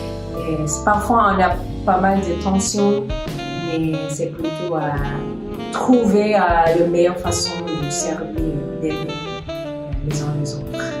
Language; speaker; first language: French; non-native, fluent; Filipino